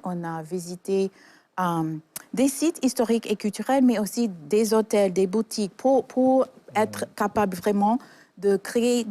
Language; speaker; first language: French; non-native, fluent; English